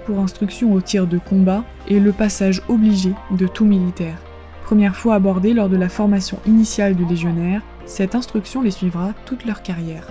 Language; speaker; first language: French; native; French